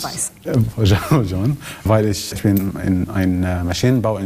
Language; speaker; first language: German; non-native, learner; Arabic